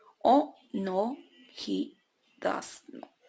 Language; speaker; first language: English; non-native, learner; Spanish